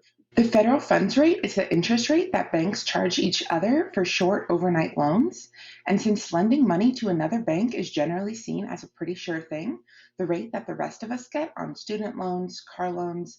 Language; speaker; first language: English; native; English